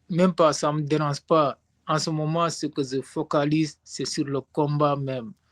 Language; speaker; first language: French; non-native, local second language; Wolof